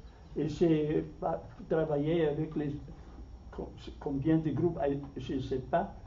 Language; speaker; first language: French; non-native, fluent; German